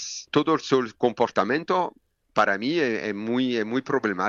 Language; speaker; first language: Spanish; non-native, learner; French